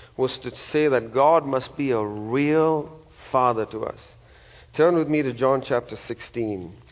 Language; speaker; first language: English; non-native, local second language; Malayalam